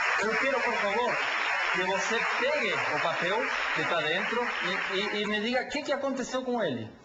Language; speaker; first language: Portuguese; non-native, fluent; Spanish